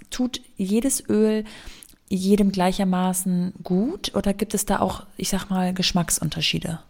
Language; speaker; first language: German; native; German